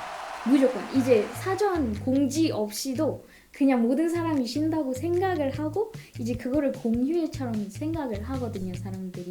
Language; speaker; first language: Korean; non-native, fluent; Malay